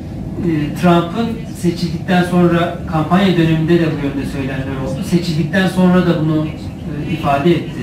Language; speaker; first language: Turkish; native; Turkish